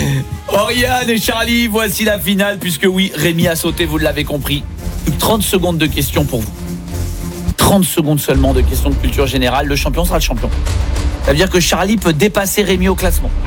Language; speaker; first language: French; native; French